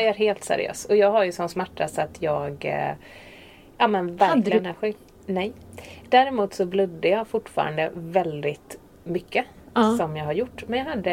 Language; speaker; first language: Swedish; native; Swedish